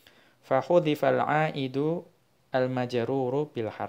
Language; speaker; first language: Arabic; non-native, fluent; Indonesian